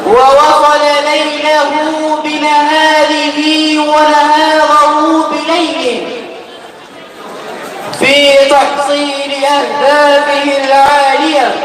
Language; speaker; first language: Arabic; non-native, learner; Urdu